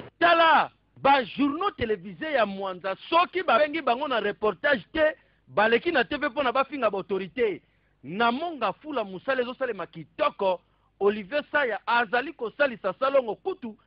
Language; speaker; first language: Lingala; native; Lingala